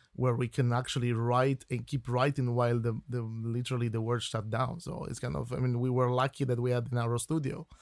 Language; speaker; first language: English; non-native, fluent; Italian